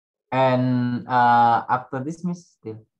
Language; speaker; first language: English; non-native, learner; Indonesian